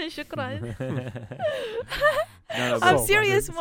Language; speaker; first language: Arabic; early bilingual, heritage; Arabic